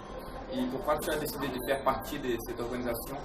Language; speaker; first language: French; non-native, fluent; Portuguese